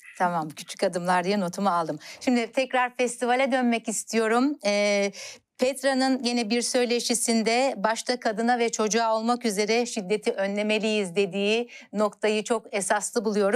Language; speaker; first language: Turkish; native; Turkish